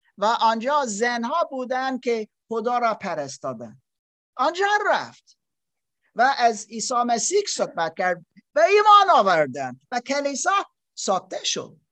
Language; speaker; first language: Persian; non-native, learner; German